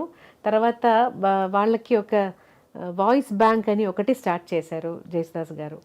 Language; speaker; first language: Telugu; non-native, local second language; Malayalam